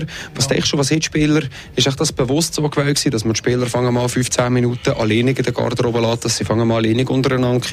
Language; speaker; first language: German; native; German